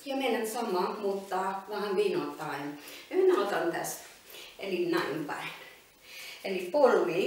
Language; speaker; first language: Finnish; non-native, learner; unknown